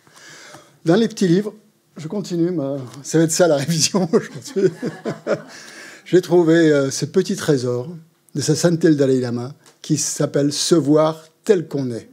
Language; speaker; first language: French; native; French